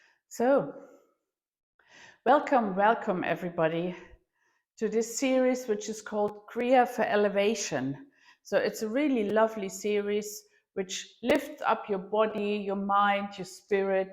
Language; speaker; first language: English; non-native, fluent; German